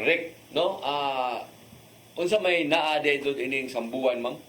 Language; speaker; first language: Cebuano; native; Cebuano